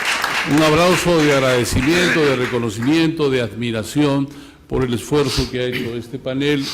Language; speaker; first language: Spanish; native; Spanish